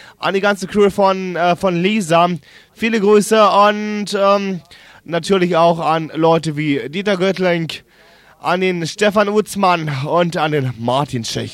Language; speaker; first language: German; native; German